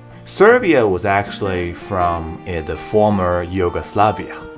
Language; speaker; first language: English; non-native, fluent; Chinese